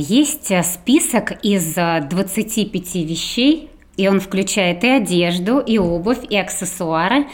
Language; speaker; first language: Russian; native; Russian